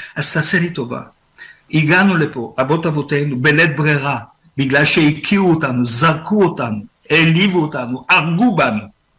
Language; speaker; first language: Hebrew; native; Hebrew